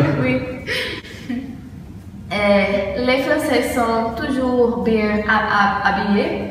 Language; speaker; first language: French; non-native, learner; Portuguese